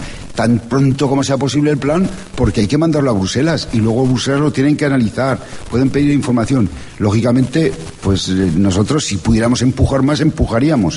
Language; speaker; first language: Spanish; native; Spanish